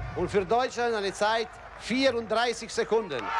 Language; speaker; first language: German; non-native, fluent; Italian